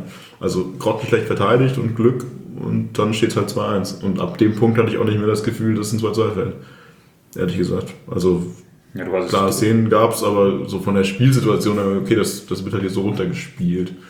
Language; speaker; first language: German; native; German